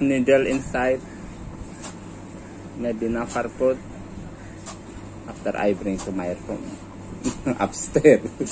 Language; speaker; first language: English; non-native, learner; Indonesian